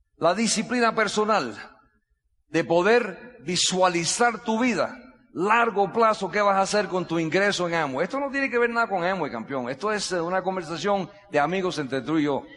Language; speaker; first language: Spanish; non-native, fluent; English